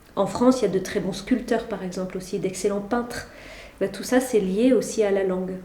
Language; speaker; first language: French; native; French